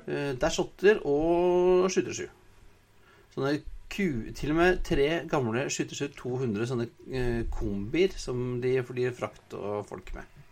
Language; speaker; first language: Norwegian; native; Norwegian